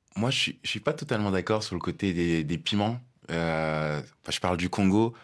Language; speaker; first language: French; early bilingual, other home language; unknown